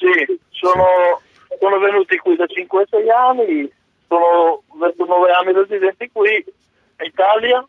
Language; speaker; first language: Italian; non-native, learner; Macedonian